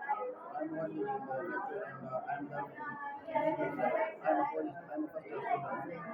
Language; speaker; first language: English; non-native, learner; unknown